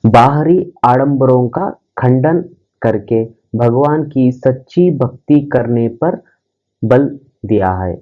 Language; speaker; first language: Hindi; non-native, local second language; Kannada